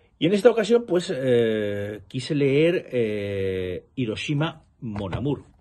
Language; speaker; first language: Spanish; native; Spanish